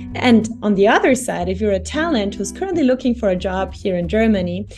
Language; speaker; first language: English; non-native, fluent; Spanish